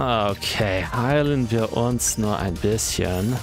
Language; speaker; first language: German; non-native, fluent; English